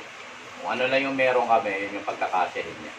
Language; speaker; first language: Filipino; native; Filipino